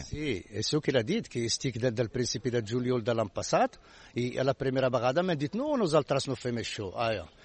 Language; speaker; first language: Catalan; non-native, learner; Arabic